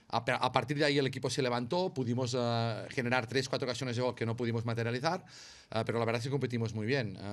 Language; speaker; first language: Spanish; non-native, local second language; Catalan